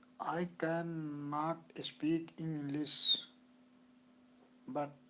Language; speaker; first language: English; non-native, learner; Hindi